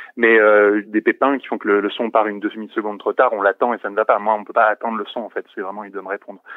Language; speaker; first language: French; native; French